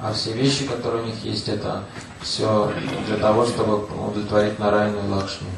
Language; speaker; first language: Russian; native; Russian